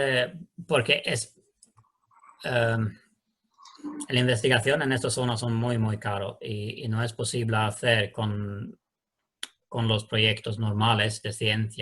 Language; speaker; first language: Spanish; non-native, learner; Swedish